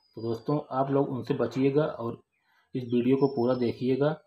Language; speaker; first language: Hindi; native; Hindi